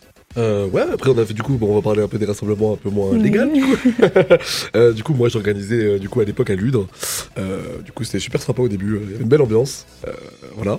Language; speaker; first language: French; native; French